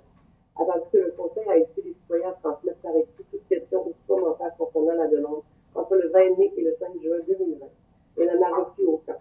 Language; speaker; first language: French; native; French